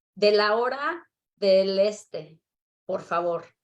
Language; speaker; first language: Spanish; early bilingual, other home language; English